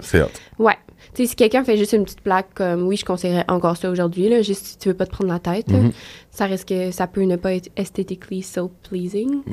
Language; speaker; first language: French; native; French